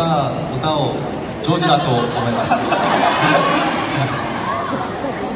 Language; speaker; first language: Japanese; non-native, learner; Korean